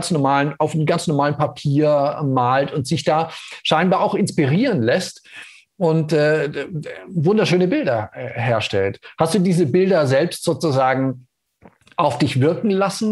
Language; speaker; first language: German; native; German